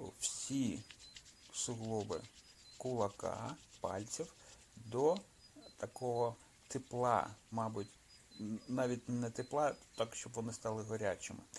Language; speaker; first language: Ukrainian; non-native, local second language; Russian